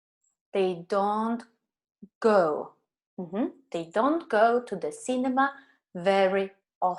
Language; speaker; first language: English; non-native, fluent; Spanish